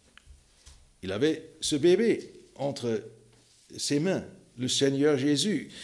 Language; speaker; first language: French; non-native, fluent; German